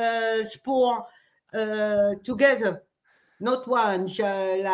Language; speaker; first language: English; non-native, learner; French